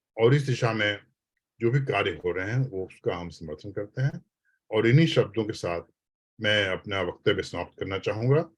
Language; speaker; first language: Hindi; native; Hindi